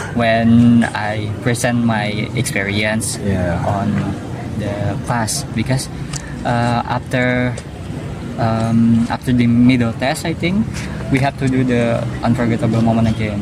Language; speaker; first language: English; non-native, learner; Indonesian